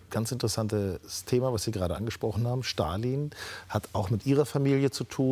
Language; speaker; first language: German; native; German